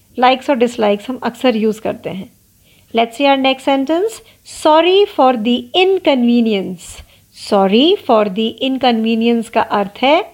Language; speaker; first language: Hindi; non-native, local second language; Marathi